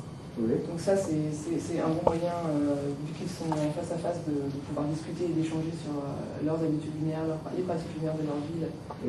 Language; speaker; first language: French; native; French